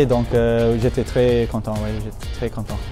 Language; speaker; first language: French; non-native, fluent; English